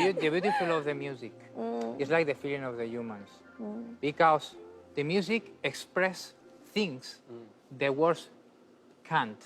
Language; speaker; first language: English; non-native, learner; Spanish